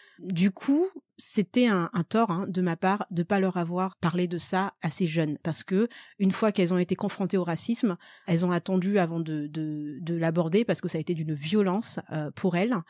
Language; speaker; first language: French; early bilingual, other home language; Malagasy